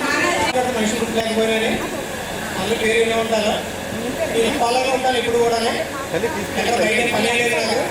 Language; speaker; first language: Telugu; native; Telugu